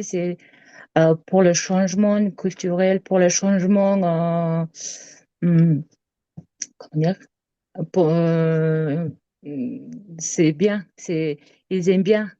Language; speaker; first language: French; non-native, learner; Mongolian